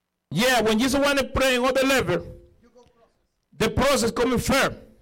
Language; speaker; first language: English; non-native, learner; Spanish